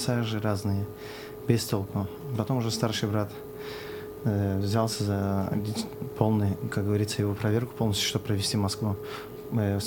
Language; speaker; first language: Russian; non-native, local second language; Azerbaijani